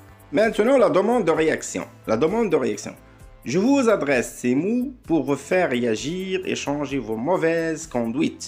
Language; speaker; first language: French; non-native, local second language; Arabic